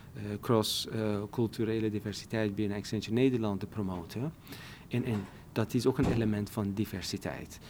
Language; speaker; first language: Dutch; non-native, fluent; Persian